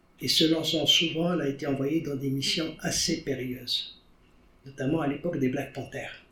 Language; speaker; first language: French; non-native, local second language; Arabic